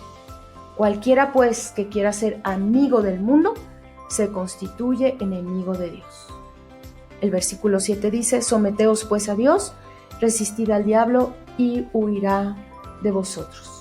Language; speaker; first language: Spanish; native; Spanish